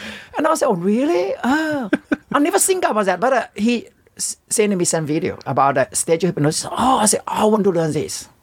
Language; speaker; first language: English; non-native, fluent; Chinese